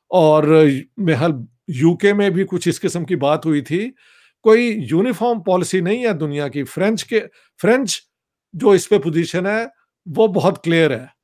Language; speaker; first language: Urdu; non-native, local second language; Punjabi